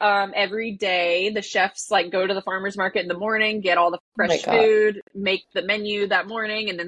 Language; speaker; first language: English; native; English